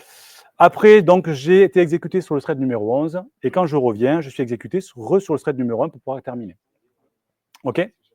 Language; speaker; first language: French; native; French